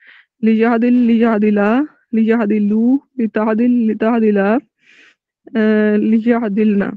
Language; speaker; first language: Arabic; non-native, learner; Urdu